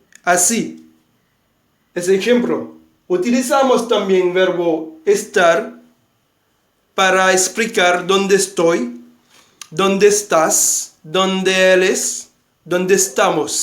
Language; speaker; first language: Spanish; non-native, fluent; Haitian Creole